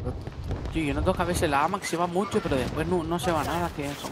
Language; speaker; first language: Spanish; native; Spanish